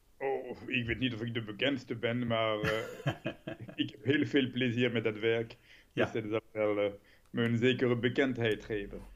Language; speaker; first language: Dutch; non-native, fluent; French